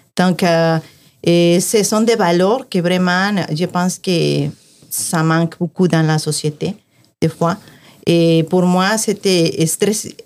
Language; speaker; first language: French; non-native, fluent; Spanish